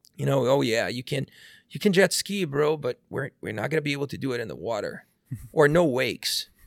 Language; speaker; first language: English; non-native, fluent; Portuguese